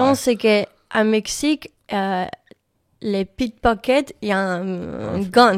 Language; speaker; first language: French; non-native, learner; Spanish